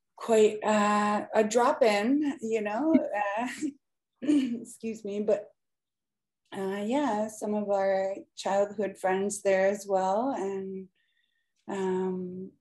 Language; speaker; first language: English; native; English